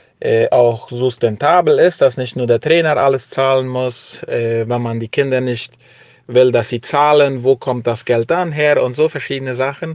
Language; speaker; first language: German; early bilingual, heritage; German